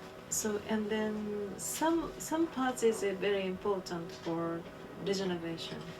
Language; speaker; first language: English; non-native, fluent; Japanese